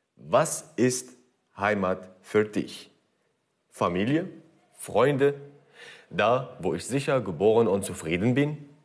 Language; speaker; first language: German; non-native, fluent; Kurdish